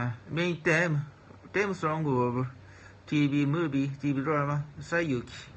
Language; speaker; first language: English; non-native, learner; Japanese